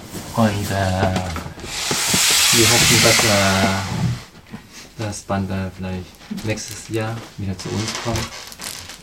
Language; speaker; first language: German; non-native, fluent; Vietnamese